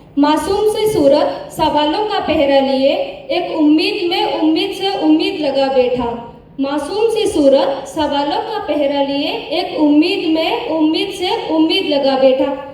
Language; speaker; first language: Hindi; native; Hindi